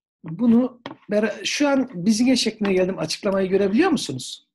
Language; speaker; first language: Turkish; native; Turkish